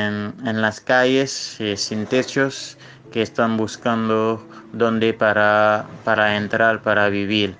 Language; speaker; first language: Spanish; non-native, fluent; Haitian Creole